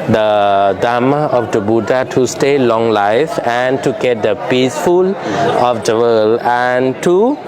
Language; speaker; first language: English; non-native, fluent; Lao